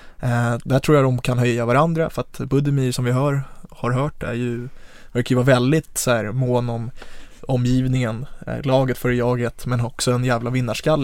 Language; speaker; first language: Swedish; native; Swedish